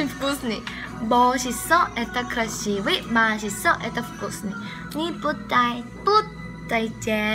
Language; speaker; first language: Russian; non-native, learner; Korean